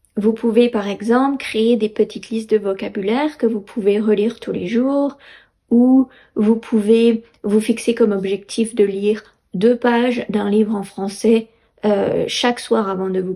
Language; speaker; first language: French; native; French